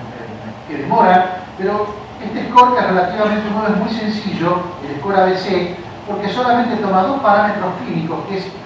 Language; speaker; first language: Spanish; native; Spanish